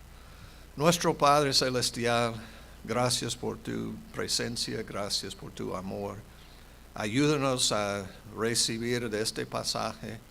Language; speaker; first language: Spanish; non-native, fluent; English